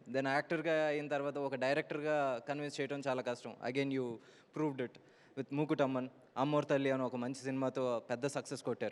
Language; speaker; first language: Telugu; native; Telugu